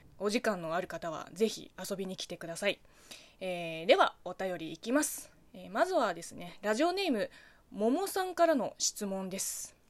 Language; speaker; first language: Japanese; non-native, fluent; Chinese